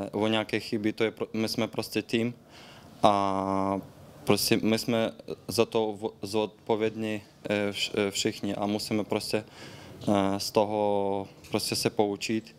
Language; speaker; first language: Czech; non-native, fluent; Ukrainian